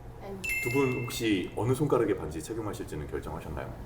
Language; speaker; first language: Korean; native; Korean